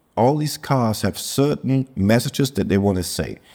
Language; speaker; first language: English; non-native, fluent; German